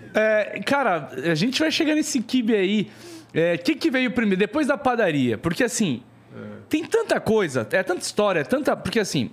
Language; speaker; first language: Portuguese; native; Portuguese